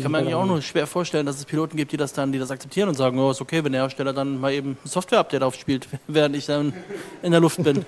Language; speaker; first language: German; native; German